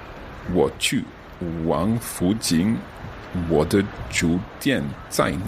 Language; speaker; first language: Chinese; non-native, learner; English